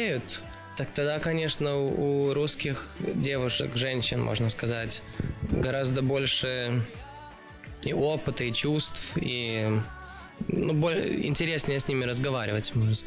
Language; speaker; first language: Russian; early bilingual, other home language; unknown